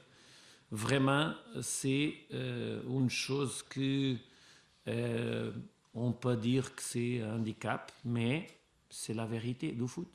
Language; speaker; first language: French; non-native, learner; Portuguese